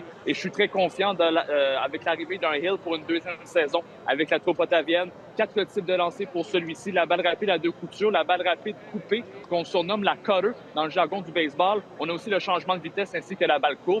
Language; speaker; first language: French; native; French